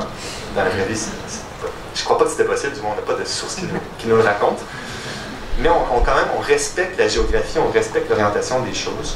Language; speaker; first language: French; native; French